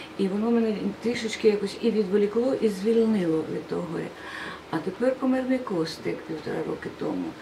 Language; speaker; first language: Ukrainian; non-native, local second language; Russian